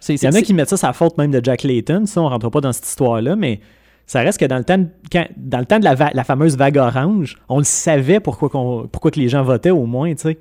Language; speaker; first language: French; native; French